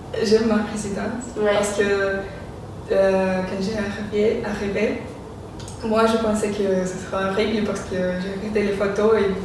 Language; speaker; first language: French; non-native, fluent; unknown